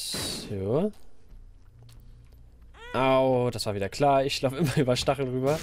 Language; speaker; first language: German; native; German